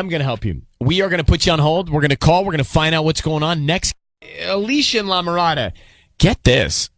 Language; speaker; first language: English; native; English